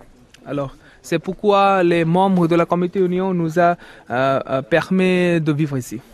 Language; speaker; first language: French; non-native, fluent; Bangla